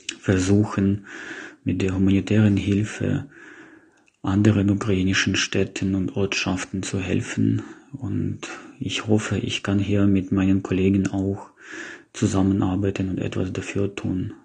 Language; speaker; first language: German; non-native, fluent; Ukrainian